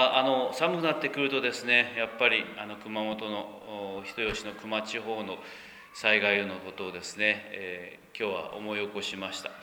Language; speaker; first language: Japanese; native; Japanese